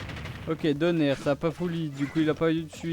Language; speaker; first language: French; native; French